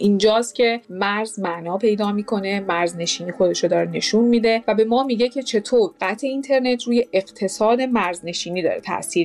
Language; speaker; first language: Persian; native; Persian